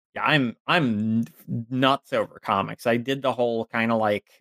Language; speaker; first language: English; native; English